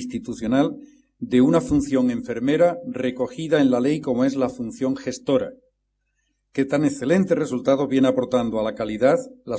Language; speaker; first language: Spanish; native; Spanish